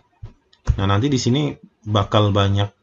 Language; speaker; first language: Indonesian; native; Indonesian